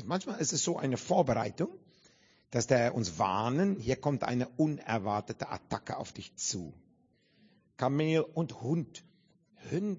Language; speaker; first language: German; non-native, fluent; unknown